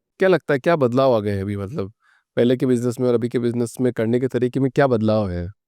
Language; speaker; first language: Hindi; native; Hindi